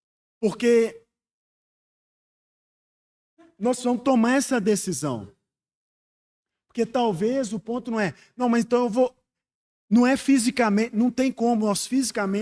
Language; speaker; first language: Portuguese; native; Portuguese